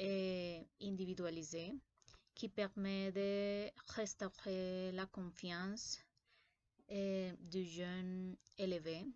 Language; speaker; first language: French; non-native, learner; Spanish